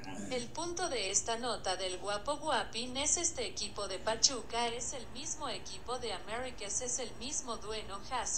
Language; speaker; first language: Spanish; native; Spanish